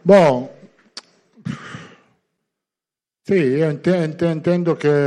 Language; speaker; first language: Portuguese; non-native, learner; Italian